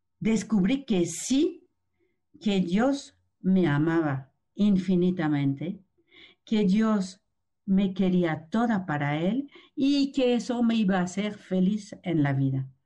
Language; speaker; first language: Spanish; non-native, fluent; French